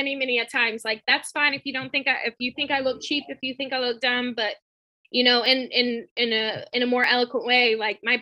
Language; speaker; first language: English; native; English